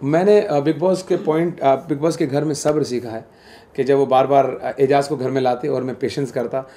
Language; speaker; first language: Hindi; native; Hindi